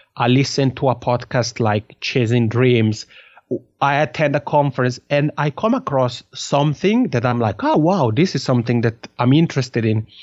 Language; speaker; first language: English; non-native, fluent; French